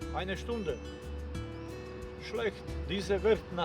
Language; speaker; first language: German; non-native, learner; Croatian